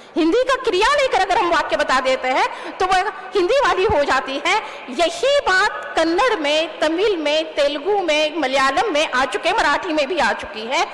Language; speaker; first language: Hindi; non-native, local second language; Kannada